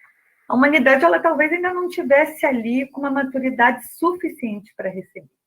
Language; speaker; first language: Portuguese; native; Portuguese